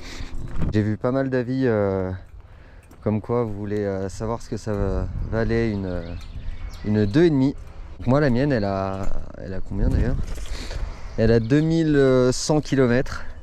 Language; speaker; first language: French; native; French